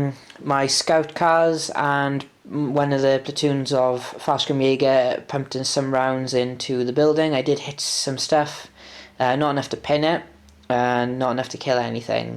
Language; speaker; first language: English; native; English